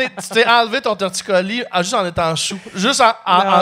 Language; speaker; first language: French; native; French